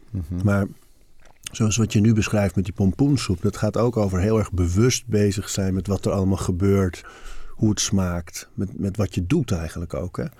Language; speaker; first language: Dutch; native; Dutch